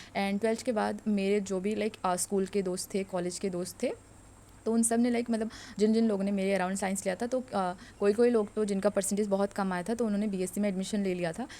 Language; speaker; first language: Hindi; non-native, local second language; Assamese